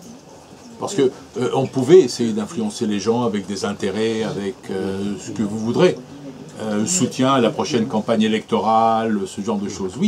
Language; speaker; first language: French; native; French